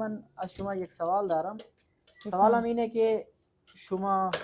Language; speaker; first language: Persian; non-native, learner; Urdu